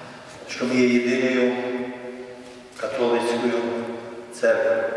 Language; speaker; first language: Ukrainian; non-native, fluent; Polish